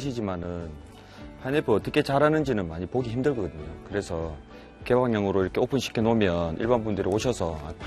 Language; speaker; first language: Korean; native; Korean